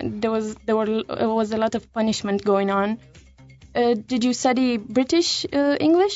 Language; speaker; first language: English; non-native, fluent; Romanian